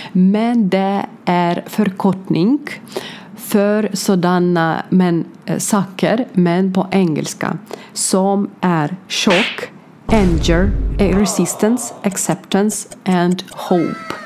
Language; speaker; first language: Swedish; non-native, learner; Ukrainian